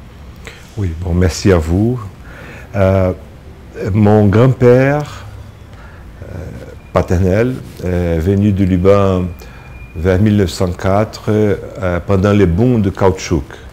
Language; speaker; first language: French; non-native, fluent; Portuguese